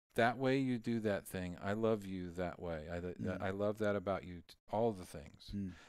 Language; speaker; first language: English; native; English